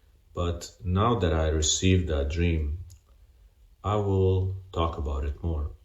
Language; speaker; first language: English; non-native, fluent; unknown